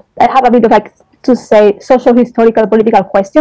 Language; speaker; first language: English; non-native, fluent; Spanish